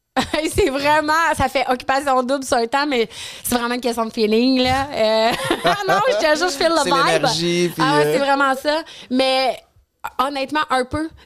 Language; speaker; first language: French; native; French